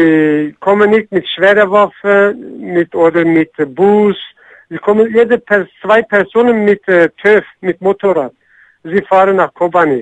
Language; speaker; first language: German; non-native, learner; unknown